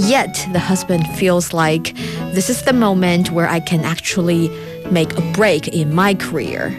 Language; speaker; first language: English; non-native, fluent; Chinese